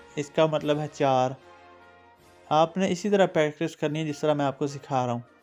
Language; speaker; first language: Urdu; native; Urdu